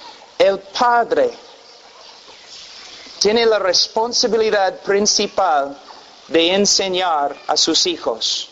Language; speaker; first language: Spanish; non-native, fluent; English